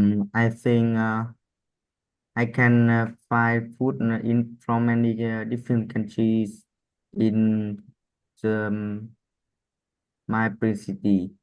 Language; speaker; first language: English; non-native, learner; Vietnamese